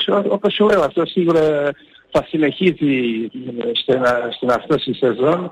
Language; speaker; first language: Greek; non-native, learner; Portuguese